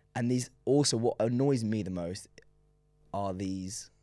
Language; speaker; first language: English; non-native, local second language; French